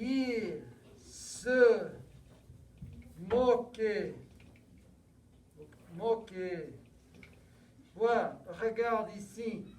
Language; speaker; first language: French; non-native, fluent; English